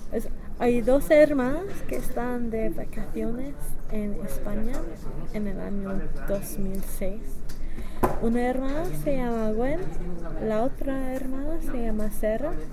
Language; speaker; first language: Spanish; non-native, learner; English